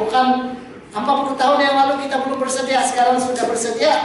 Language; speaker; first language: Malay; native; Malay